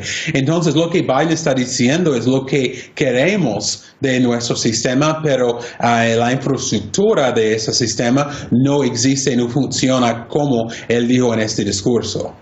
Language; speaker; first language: Spanish; non-native, fluent; English